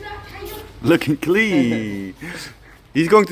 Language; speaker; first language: English; non-native, fluent; Dutch